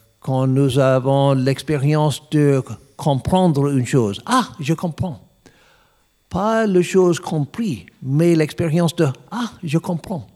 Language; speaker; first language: French; non-native, learner; English